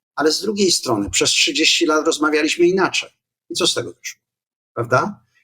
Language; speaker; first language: Polish; native; Polish